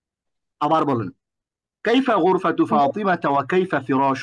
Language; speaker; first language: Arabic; non-native, fluent; Bangla